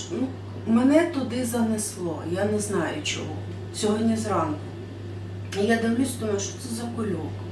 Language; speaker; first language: Ukrainian; non-native, local second language; Russian